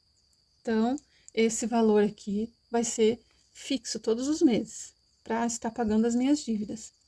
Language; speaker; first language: Portuguese; native; Portuguese